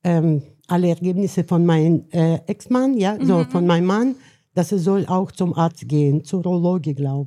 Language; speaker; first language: German; non-native, learner; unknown